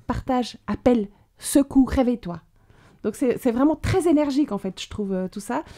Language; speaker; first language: French; native; French